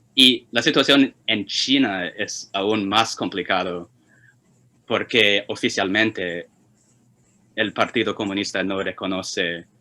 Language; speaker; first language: Spanish; non-native, fluent; Chinese